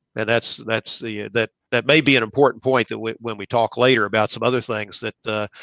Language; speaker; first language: English; native; English